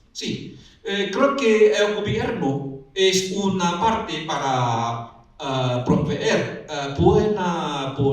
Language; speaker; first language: Spanish; non-native, learner; Chinese